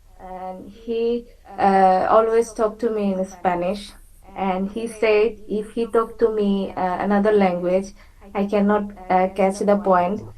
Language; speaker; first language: English; non-native, fluent; Bangla